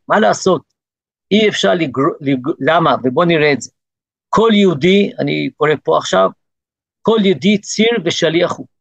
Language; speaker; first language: Hebrew; early bilingual, other home language; English